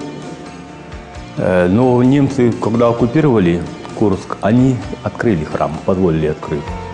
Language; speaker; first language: Russian; native; Russian